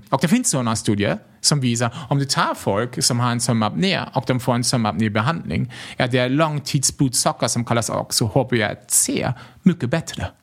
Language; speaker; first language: Swedish; non-native, fluent; German